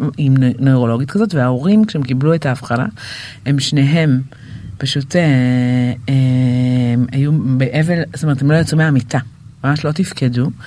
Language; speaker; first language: Hebrew; native; Hebrew